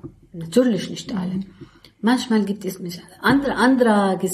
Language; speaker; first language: German; non-native, learner; Arabic